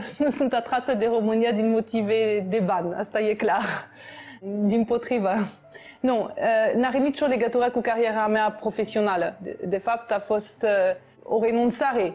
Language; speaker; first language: Romanian; non-native, fluent; French